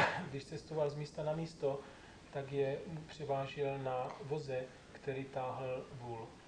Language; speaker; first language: Czech; native; Czech